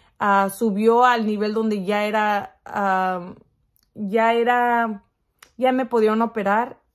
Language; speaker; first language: Spanish; early bilingual, heritage; Spanish